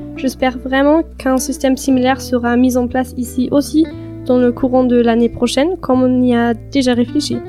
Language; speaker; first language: French; non-native, fluent; German